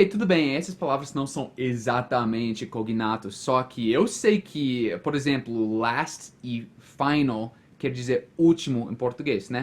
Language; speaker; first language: Portuguese; non-native, fluent; English